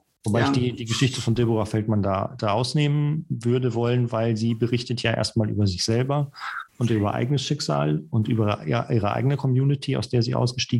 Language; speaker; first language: German; native; German